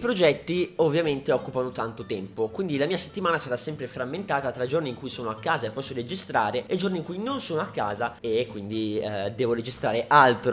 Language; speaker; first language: Italian; native; Italian